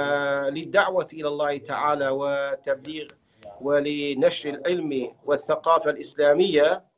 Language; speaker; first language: Arabic; non-native, fluent; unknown